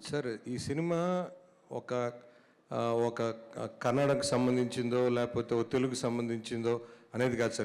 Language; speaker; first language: Telugu; native; Telugu